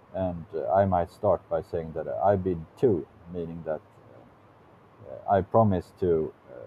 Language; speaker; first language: English; non-native, fluent; Swedish